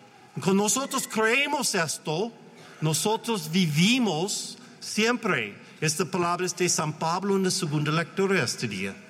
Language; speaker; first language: Spanish; non-native, learner; English